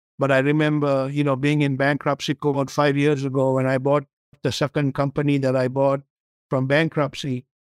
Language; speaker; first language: English; non-native, local second language; Tamil